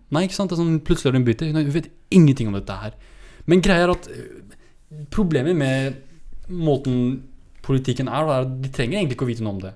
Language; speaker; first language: Norwegian; early bilingual, other home language; Kurdish